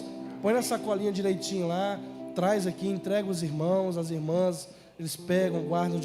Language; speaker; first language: Portuguese; native; Portuguese